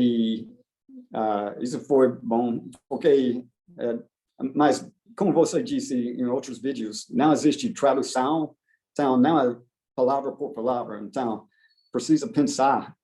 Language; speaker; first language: Portuguese; non-native, fluent; English